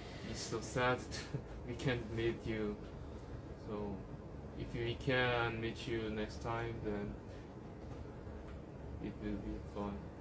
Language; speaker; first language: English; non-native, learner; Korean